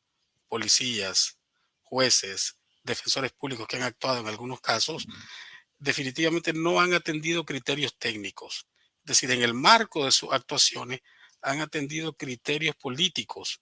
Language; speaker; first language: Spanish; native; Spanish